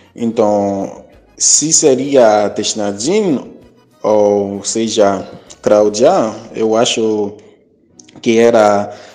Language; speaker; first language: Portuguese; non-native, fluent; Haitian Creole